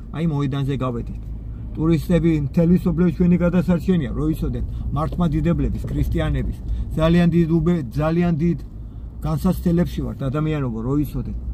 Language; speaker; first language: Georgian; native; Georgian